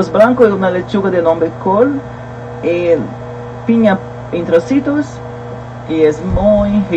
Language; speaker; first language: Portuguese; non-native, learner; Spanish